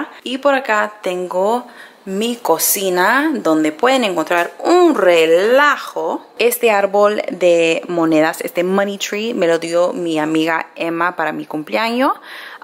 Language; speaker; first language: Spanish; early bilingual, heritage; Spanish